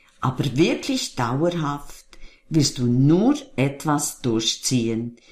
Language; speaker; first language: German; native; German